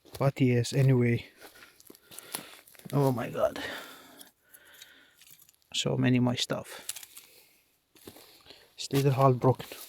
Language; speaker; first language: English; non-native, learner; Finnish